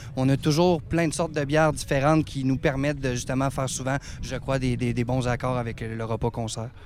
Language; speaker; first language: French; native; French